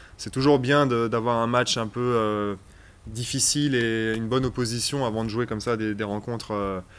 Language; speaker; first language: French; native; French